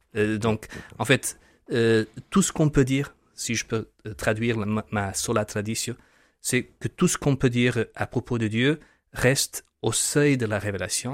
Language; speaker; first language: French; non-native, fluent; Portuguese